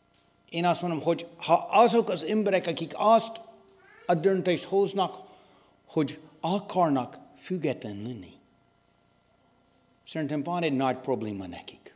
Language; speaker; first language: Hungarian; non-native, learner; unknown